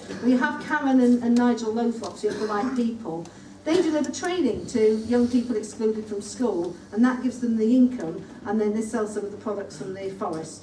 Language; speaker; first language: English; native; English